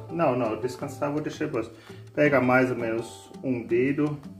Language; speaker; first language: Portuguese; non-native, learner; German